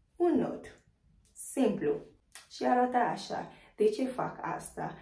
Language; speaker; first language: Romanian; non-native, learner; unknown